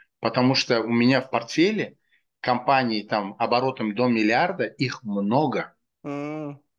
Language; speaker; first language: Russian; non-native, local second language; Tajik